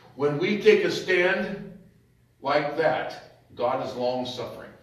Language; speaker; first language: English; native; English